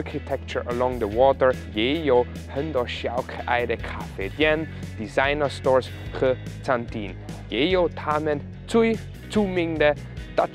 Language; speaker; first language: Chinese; non-native, learner; German